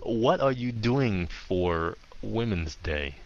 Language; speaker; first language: English; early bilingual, heritage; Vietnamese